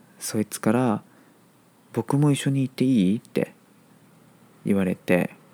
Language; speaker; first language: Japanese; non-native, fluent; Chinese